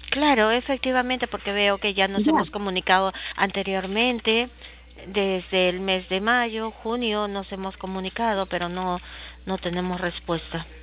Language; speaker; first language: Spanish; native; Spanish